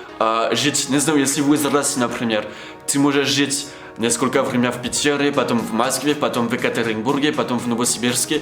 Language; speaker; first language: Russian; non-native, learner; French